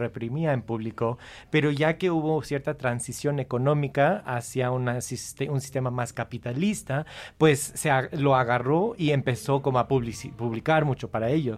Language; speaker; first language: Spanish; early bilingual, heritage; Spanish